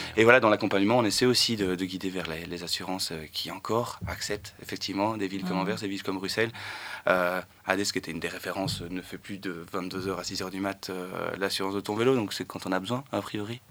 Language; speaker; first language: French; native; French